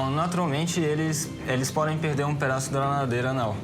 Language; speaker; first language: Portuguese; native; Portuguese